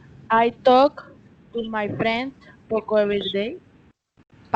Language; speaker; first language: English; non-native, learner; Spanish